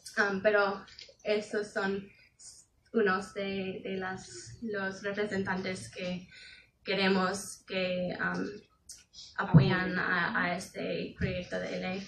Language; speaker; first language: Spanish; non-native, fluent; English